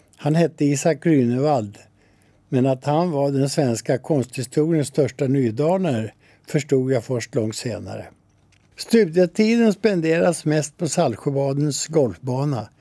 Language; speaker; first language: Swedish; native; Swedish